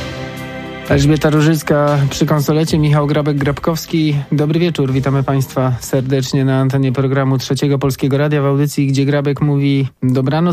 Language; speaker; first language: Polish; native; Polish